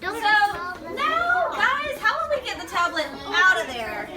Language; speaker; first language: English; native; English